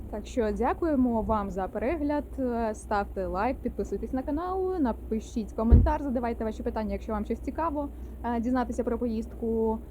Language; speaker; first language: Ukrainian; native; Ukrainian